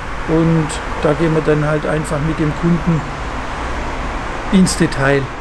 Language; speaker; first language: German; native; German